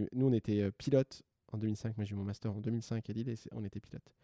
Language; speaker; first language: French; native; French